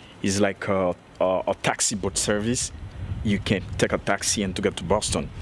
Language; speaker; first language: English; non-native, learner; Spanish